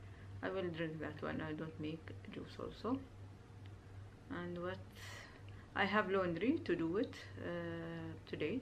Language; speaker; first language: English; non-native, learner; Urdu